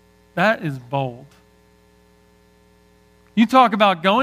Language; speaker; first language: English; native; English